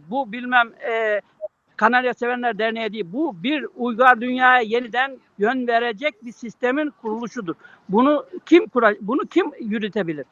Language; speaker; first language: Turkish; native; Turkish